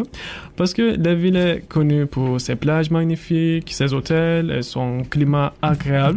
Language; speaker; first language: French; non-native, learner; Turkish